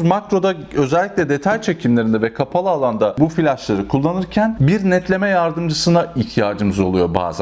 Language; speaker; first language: Turkish; native; Turkish